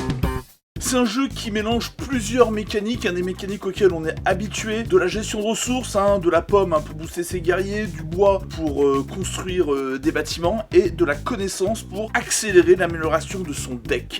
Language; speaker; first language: French; native; French